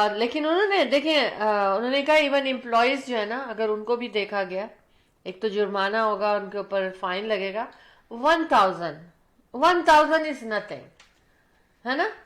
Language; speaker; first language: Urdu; early bilingual, other home language; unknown